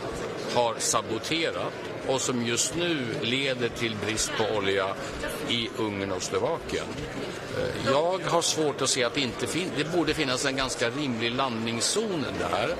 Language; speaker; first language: Swedish; native; Swedish